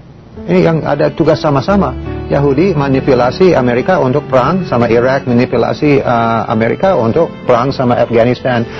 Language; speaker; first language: Indonesian; non-native, learner; English